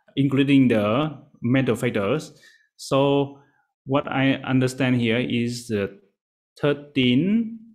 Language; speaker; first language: English; non-native, learner; Vietnamese